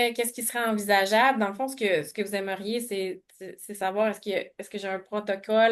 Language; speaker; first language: French; native; French